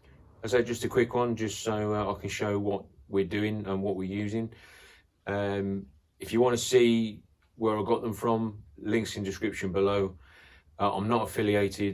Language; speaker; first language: English; native; English